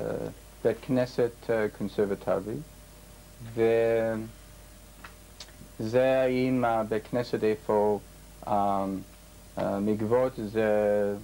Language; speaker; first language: Hebrew; non-native, learner; English